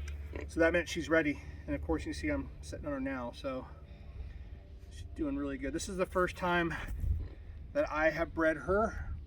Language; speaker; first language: English; native; English